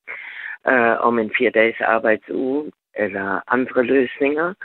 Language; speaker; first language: Danish; non-native, fluent; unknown